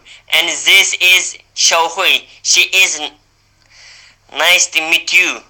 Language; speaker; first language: English; non-native, learner; Uyghur